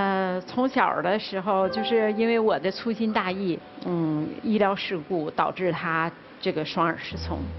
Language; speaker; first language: Chinese; native; Chinese